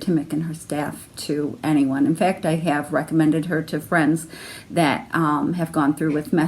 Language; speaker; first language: English; native; English